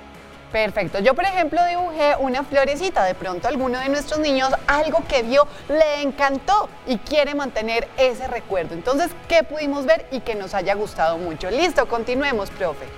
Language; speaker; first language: Spanish; native; Spanish